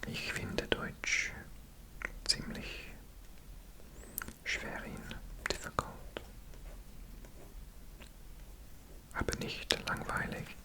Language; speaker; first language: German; non-native, learner; English